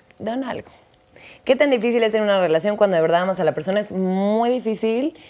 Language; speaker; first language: Spanish; native; Spanish